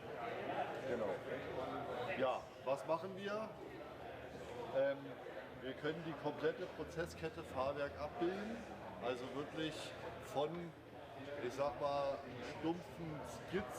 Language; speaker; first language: German; native; German